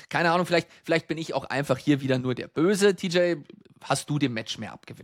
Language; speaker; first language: German; native; German